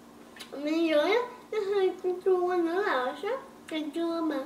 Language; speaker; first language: Vietnamese; early bilingual, heritage; Vietnamese